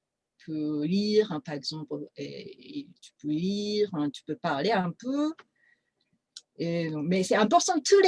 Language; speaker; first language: French; non-native, fluent; Japanese